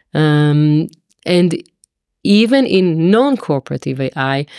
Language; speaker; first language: English; non-native, fluent; Hebrew